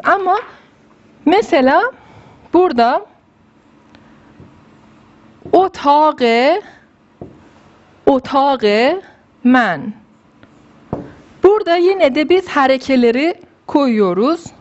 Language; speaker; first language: Turkish; non-native, fluent; Persian